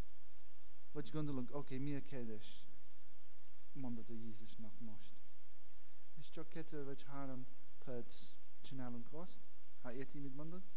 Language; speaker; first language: Hungarian; non-native, learner; English